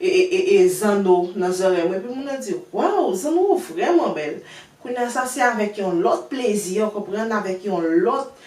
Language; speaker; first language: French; non-native, learner; Haitian Creole